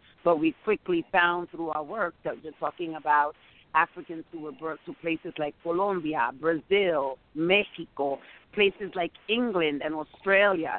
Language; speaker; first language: English; native; English